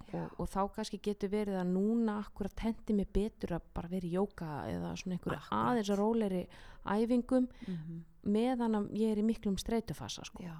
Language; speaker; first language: Icelandic; native; Icelandic